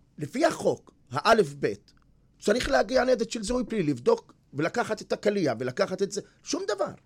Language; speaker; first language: Hebrew; non-native, local second language; Arabic